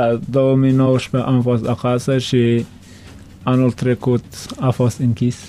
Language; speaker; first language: Romanian; non-native, learner; Turkmen